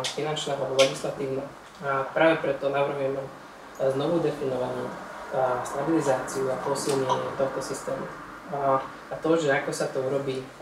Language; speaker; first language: Slovak; non-native, local second language; Hungarian